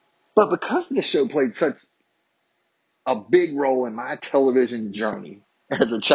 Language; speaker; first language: English; native; English